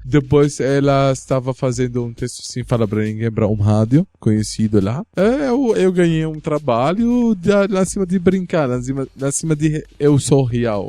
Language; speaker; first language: Portuguese; non-native, learner; Arabic